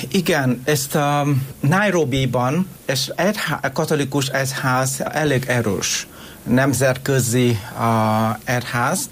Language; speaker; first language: Hungarian; non-native, learner; Vietnamese